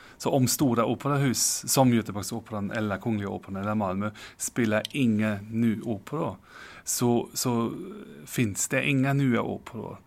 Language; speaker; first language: Swedish; non-native, fluent; German